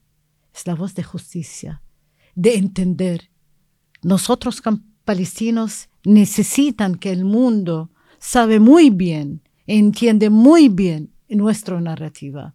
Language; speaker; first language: Spanish; non-native, learner; Arabic